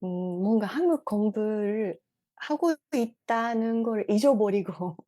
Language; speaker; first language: Korean; non-native, fluent; Japanese